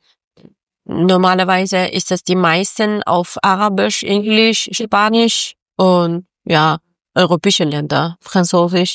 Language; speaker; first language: German; non-native, learner; Persian